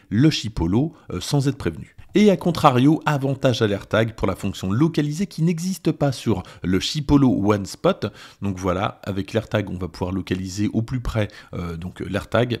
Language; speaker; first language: French; native; French